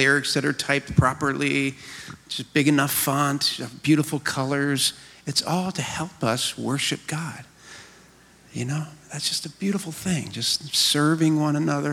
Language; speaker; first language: English; native; English